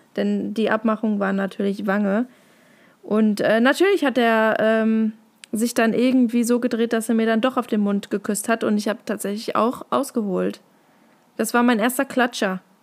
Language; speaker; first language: German; native; German